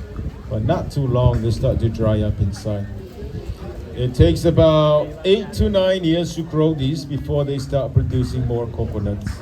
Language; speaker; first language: English; non-native, local second language; Samoan